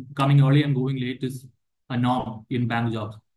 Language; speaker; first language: English; non-native, local second language; Malayalam